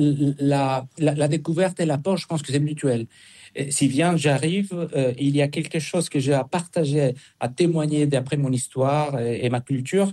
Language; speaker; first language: French; non-native, fluent; Spanish